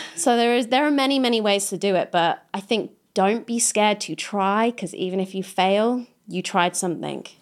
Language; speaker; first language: English; native; English